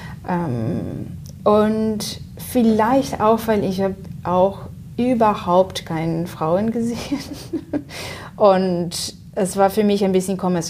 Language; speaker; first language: German; non-native, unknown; English